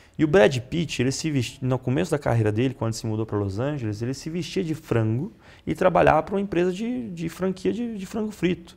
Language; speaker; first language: Portuguese; non-native, fluent; Italian